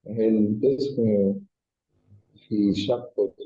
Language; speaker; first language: Arabic; non-native, learner; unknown